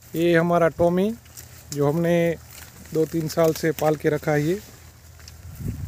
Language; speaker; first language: Hindi; non-native, local second language; Gujarati